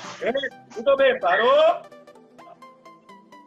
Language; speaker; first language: Portuguese; non-native, learner; Spanish